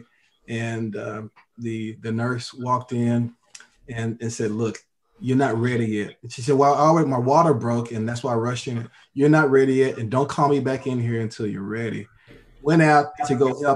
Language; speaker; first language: English; native; English